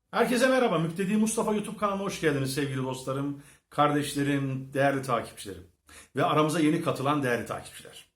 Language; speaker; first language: Turkish; early bilingual, heritage; Turkish